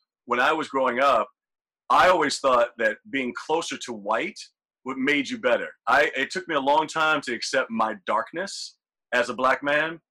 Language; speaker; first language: English; native; English